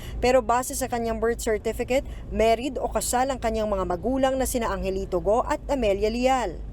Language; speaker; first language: Filipino; native; Filipino